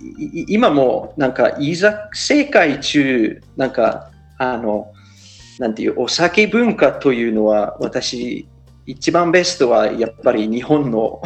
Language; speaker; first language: Japanese; non-native, fluent; English